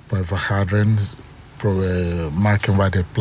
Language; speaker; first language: Dutch; non-native, learner; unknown